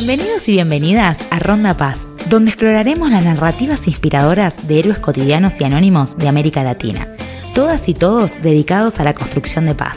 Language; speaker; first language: Spanish; native; Spanish